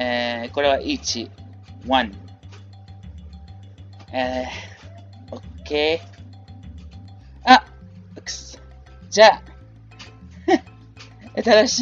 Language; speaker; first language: Japanese; non-native, learner; English